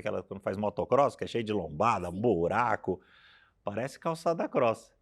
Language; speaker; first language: Portuguese; native; Portuguese